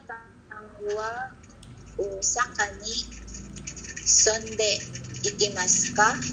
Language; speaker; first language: Japanese; non-native, learner; Filipino